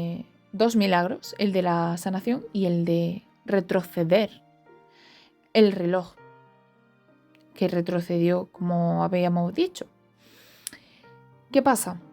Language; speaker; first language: Spanish; native; Spanish